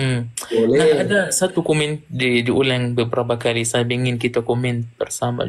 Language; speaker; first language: Indonesian; non-native, fluent; Arabic